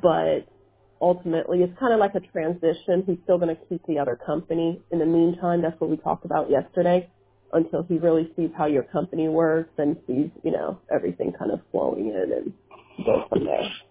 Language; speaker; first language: English; early bilingual, other home language; Spanish